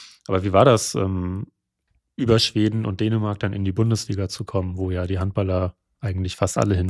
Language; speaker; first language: German; native; German